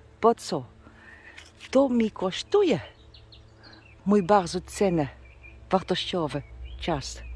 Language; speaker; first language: Polish; non-native, learner; Dutch